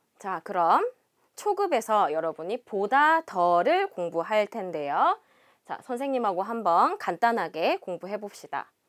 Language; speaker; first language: Korean; native; Korean